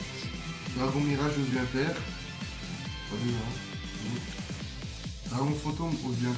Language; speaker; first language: French; native; French